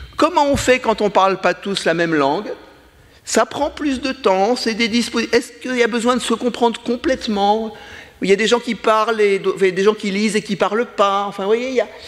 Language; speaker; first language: French; native; French